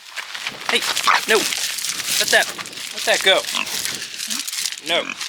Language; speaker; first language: English; native; English